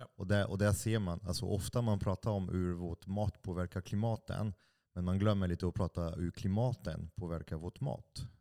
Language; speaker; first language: Swedish; non-native, fluent; French